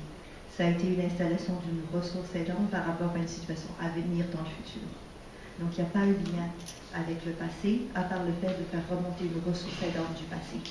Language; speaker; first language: French; native; French